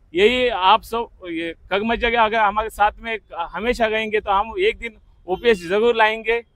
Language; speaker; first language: Hindi; non-native, local second language; Marathi